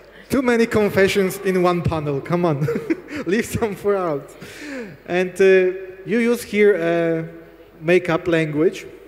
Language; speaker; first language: English; non-native, fluent; Polish